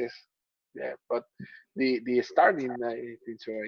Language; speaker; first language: English; non-native, learner; Spanish